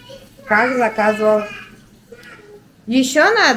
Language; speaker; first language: Russian; native; Russian